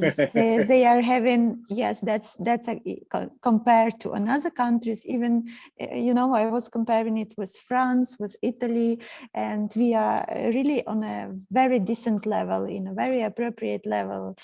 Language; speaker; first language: English; non-native, fluent; Ukrainian